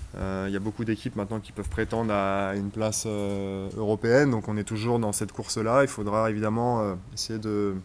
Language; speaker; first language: French; native; French